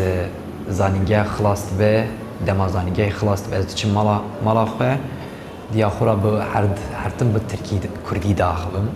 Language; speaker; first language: Kurdish; non-native, local second language; Turkish